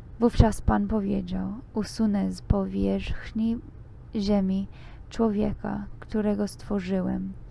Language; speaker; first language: Polish; non-native, learner; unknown